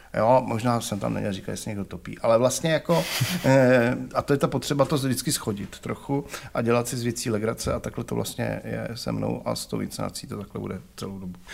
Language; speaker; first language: Czech; native; Czech